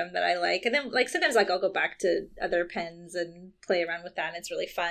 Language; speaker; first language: English; native; English